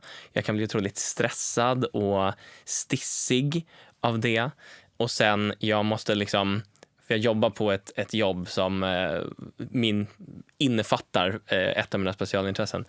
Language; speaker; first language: Swedish; native; Swedish